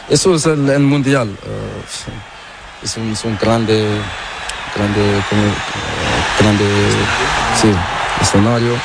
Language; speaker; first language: Spanish; non-native, learner; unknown